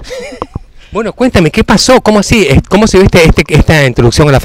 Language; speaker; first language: Spanish; native; Spanish